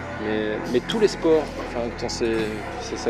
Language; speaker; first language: French; native; French